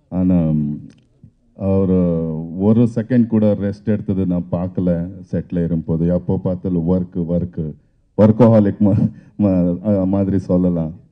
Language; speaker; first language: Tamil; non-native, learner; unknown